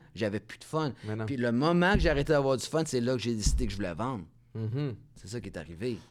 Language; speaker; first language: French; native; French